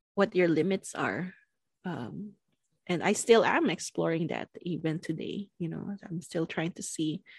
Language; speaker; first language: English; non-native, local second language; Filipino